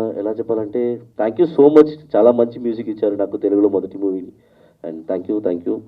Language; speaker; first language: Telugu; non-native, learner; Tamil